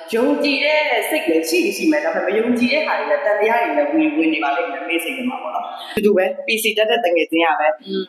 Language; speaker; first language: Burmese; native; Burmese